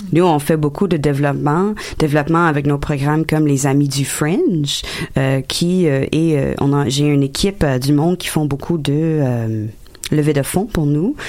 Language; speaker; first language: French; non-native, local second language; English